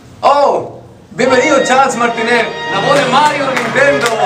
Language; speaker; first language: Spanish; native; Spanish